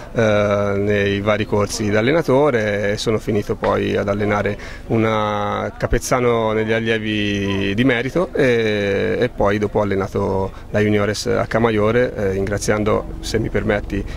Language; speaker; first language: Italian; native; Italian